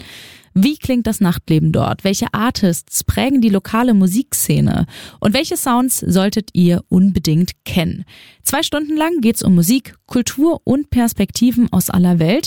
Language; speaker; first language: German; native; German